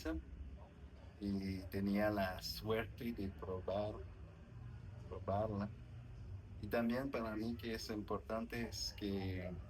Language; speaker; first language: Spanish; non-native, learner; French